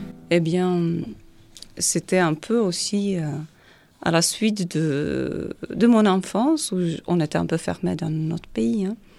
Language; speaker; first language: French; non-native, fluent; Czech